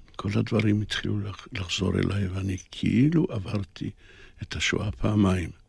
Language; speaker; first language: Hebrew; early bilingual, other home language; Polish